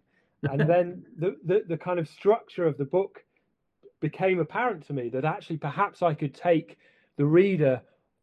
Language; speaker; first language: English; native; English